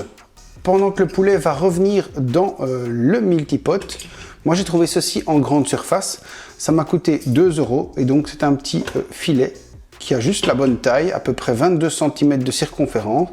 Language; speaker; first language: French; native; French